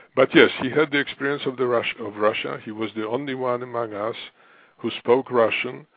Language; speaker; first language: English; non-native, fluent; Russian